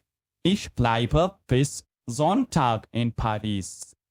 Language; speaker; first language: German; non-native, fluent; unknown